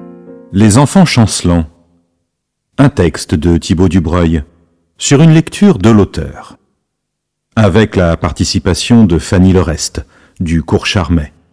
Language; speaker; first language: French; native; French